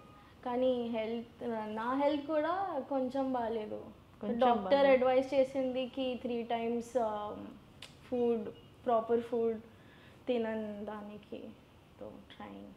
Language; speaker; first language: Telugu; non-native, learner; Gujarati